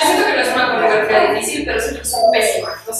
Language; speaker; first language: Spanish; early bilingual, other home language; Portuguese